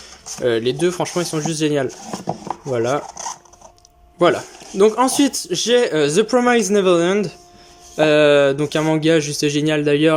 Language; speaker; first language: French; native; French